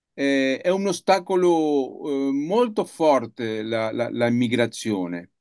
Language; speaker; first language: Italian; non-native, learner; Spanish